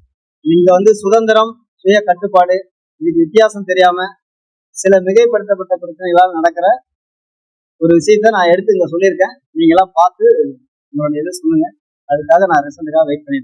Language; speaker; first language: Tamil; native; Tamil